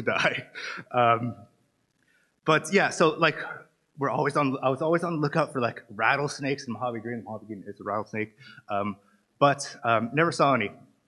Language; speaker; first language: English; native; English